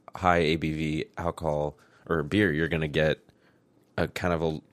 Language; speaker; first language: English; native; English